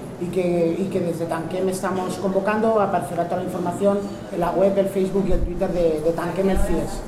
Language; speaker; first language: Spanish; native; Spanish